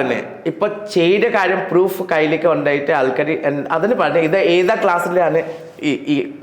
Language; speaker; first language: Malayalam; non-native, local second language; Assamese